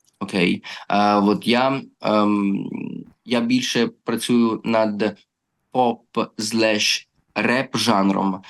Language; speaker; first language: Ukrainian; early bilingual, heritage; Ukrainian